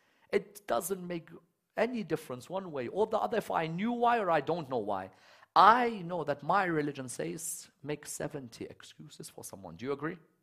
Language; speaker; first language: English; native; English